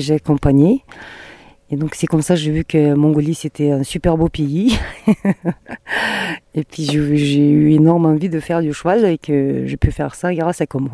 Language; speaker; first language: French; non-native, fluent; Mongolian